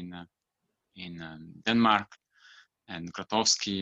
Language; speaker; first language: English; non-native, fluent; Hungarian